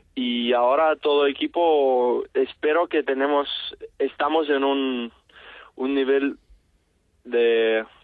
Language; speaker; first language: Spanish; non-native, learner; Russian